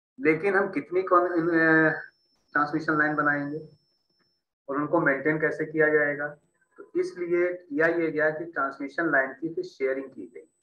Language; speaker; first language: Hindi; native; Hindi